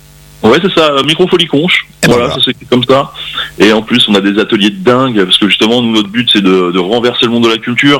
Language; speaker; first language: French; native; French